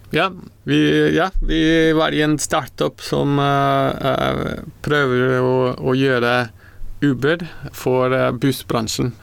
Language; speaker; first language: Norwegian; non-native, fluent; Spanish